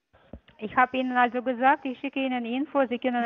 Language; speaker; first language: German; non-native, fluent; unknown